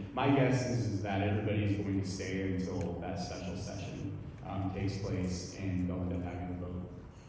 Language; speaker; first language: English; native; English